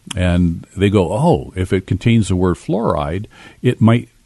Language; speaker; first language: English; native; English